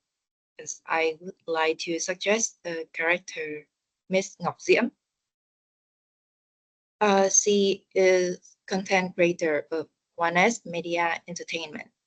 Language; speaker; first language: English; non-native, learner; Vietnamese